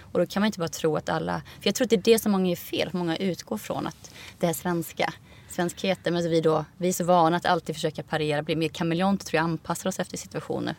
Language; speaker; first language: Swedish; early bilingual, other home language; Icelandic